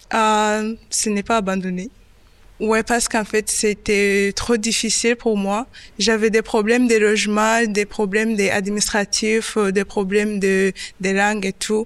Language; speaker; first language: French; non-native, local second language; Kinyarwanda